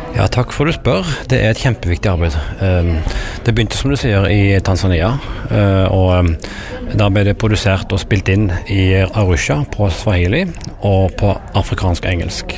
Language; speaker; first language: Norwegian; native; Norwegian